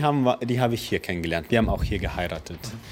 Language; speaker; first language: German; early bilingual, other home language; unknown